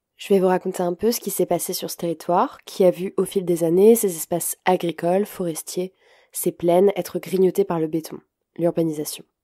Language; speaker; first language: French; native; French